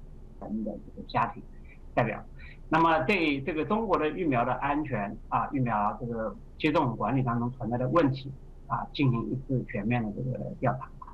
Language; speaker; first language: Chinese; native; Chinese